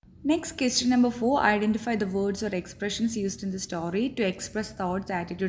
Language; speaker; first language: English; non-native, local second language; Malayalam